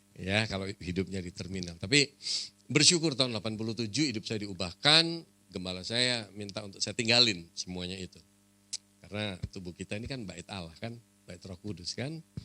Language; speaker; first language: Indonesian; native; Indonesian